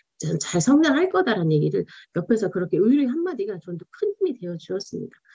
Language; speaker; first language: Korean; native; Korean